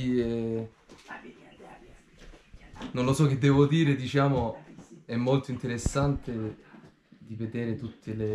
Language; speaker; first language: Italian; non-native, fluent; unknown